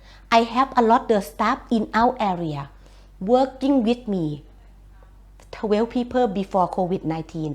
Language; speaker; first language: English; non-native, learner; Thai